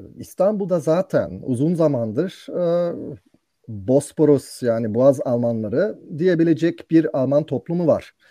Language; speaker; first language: Turkish; non-native, fluent; German